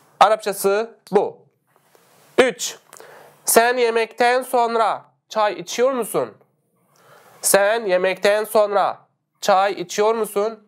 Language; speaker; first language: Turkish; non-native, fluent; Arabic